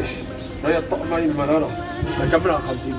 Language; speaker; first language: Arabic; native; Arabic